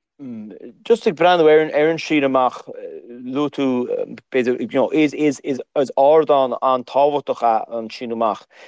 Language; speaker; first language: Irish; native; Irish